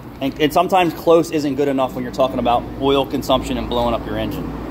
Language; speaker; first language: English; native; English